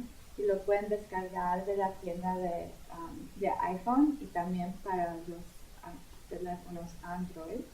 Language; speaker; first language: Spanish; non-native, fluent; English